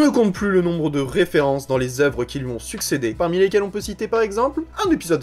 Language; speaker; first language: French; native; French